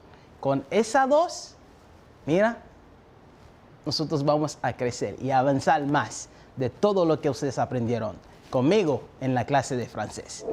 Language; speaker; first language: Spanish; non-native, fluent; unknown